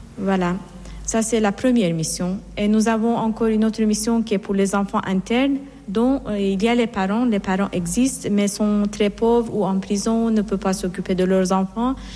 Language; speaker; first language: French; non-native, fluent; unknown